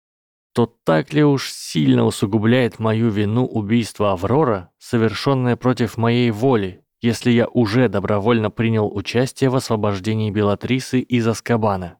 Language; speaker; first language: Russian; native; Russian